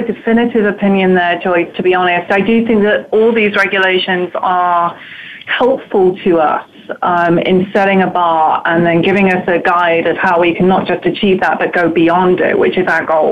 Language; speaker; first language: English; native; English